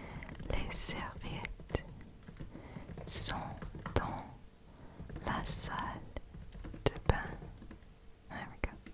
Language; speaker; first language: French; non-native, learner; English